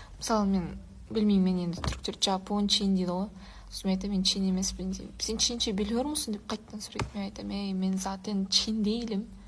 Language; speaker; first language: Kazakh; non-native, local second language; Uyghur